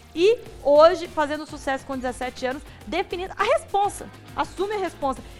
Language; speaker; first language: Portuguese; native; Portuguese